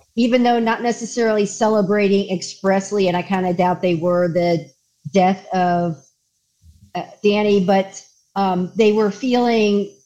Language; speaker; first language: English; native; English